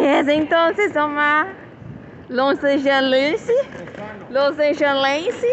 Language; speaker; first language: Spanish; non-native, learner; Portuguese